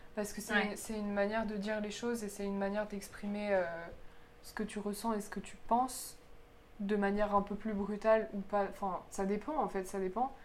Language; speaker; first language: French; early bilingual, other home language; Polish